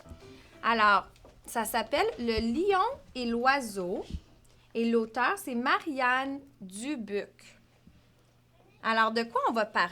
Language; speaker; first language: French; native; French